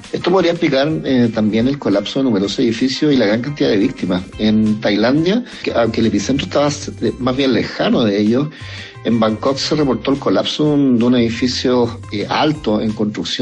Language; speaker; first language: Spanish; native; Spanish